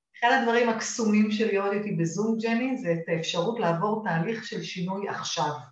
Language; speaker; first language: Hebrew; native; Hebrew